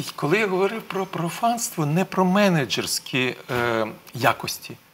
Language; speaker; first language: Ukrainian; non-native, local second language; Russian